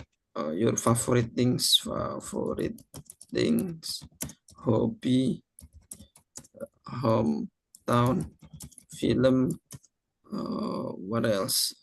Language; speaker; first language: English; non-native, fluent; Indonesian